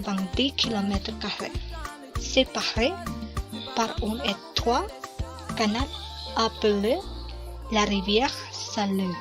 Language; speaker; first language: French; non-native, learner; Spanish